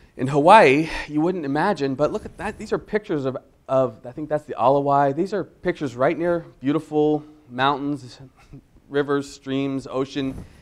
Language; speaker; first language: English; native; English